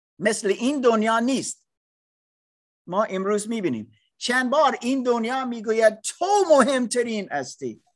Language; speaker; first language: Persian; non-native, learner; English